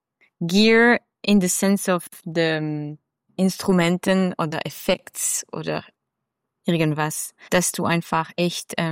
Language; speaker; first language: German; non-native, learner; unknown